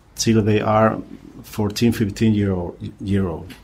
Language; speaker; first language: English; non-native, fluent; Spanish